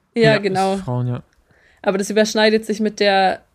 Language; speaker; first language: German; native; German